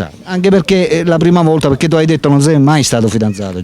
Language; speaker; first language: Italian; native; Italian